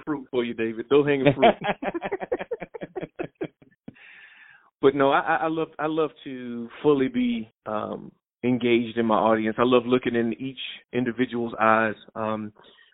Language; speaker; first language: English; native; English